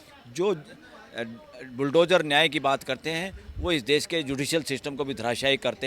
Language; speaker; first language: Hindi; native; Hindi